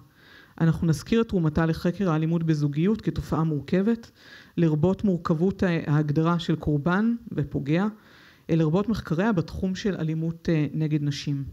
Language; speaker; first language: Hebrew; native; Hebrew